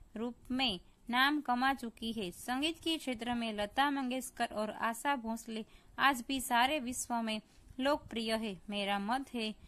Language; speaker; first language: Hindi; non-native, local second language; Gujarati